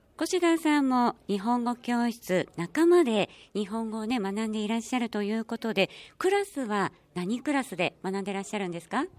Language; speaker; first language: Japanese; native; Japanese